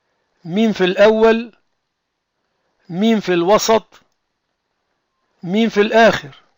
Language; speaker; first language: Arabic; non-native, fluent; French